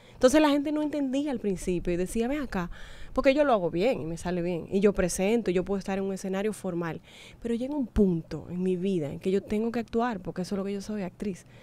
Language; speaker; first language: Spanish; native; Spanish